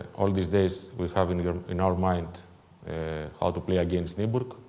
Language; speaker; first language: English; non-native, fluent; Greek